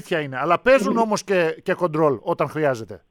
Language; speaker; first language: Greek; native; Greek